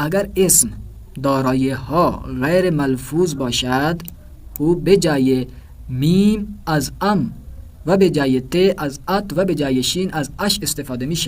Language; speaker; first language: Persian; non-native, fluent; Urdu